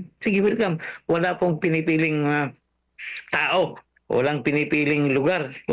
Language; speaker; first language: Filipino; non-native, local second language; Cebuano